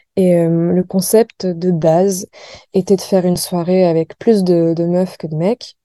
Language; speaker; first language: French; native; French